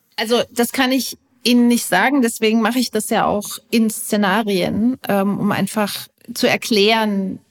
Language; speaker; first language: German; native; German